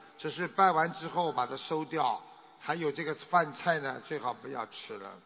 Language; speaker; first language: Chinese; native; Chinese